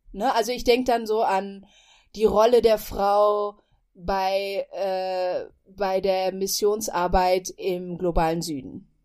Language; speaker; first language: German; native; German